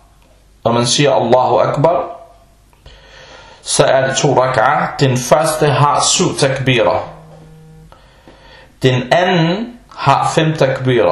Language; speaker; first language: Danish; non-native, fluent; Arabic